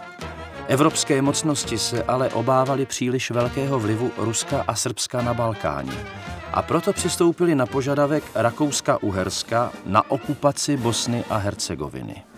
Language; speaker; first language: Czech; native; Czech